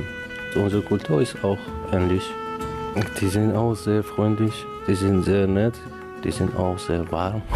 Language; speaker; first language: German; non-native, learner; Persian